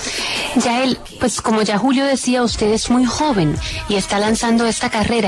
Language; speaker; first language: Spanish; native; Spanish